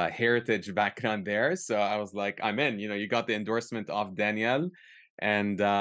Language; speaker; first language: English; early bilingual, other home language; Arabic